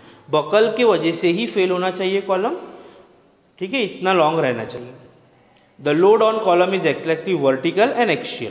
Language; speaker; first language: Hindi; non-native, local second language; Marathi